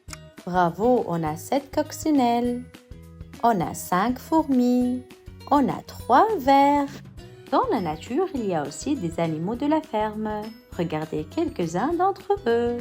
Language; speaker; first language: French; non-native, local second language; Arabic